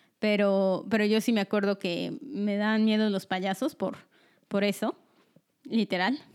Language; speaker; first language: Spanish; native; Spanish